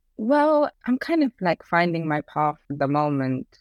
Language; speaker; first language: English; early bilingual, other home language; Persian